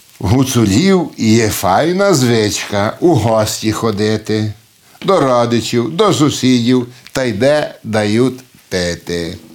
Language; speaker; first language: Ukrainian; early bilingual, heritage; Ukrainian